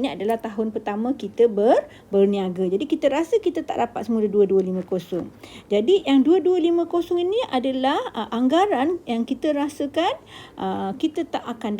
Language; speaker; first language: Malay; native; Malay